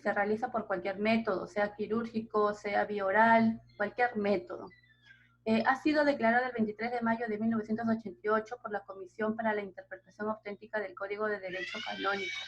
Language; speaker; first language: Spanish; native; Spanish